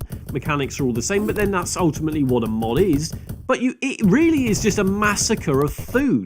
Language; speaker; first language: English; native; English